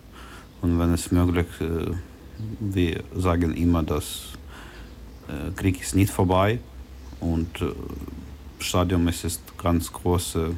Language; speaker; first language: German; non-native, learner; Ukrainian